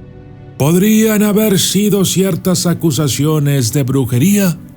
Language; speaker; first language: Spanish; native; Spanish